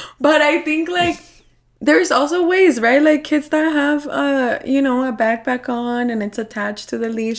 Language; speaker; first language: English; early bilingual, other home language; Spanish